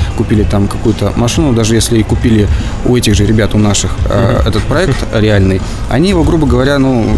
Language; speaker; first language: Russian; native; Russian